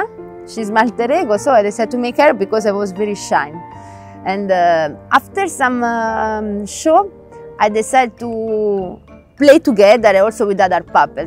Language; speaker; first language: English; non-native, learner; Italian